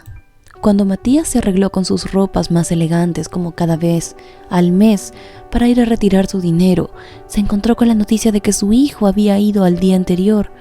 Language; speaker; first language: Spanish; native; Spanish